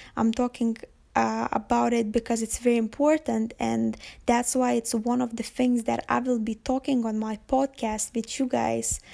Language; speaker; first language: English; non-native, fluent; Lithuanian